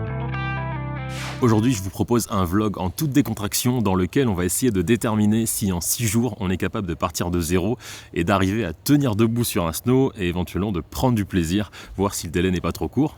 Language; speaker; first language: French; native; French